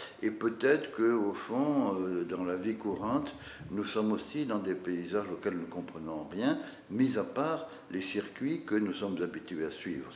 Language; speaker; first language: French; native; French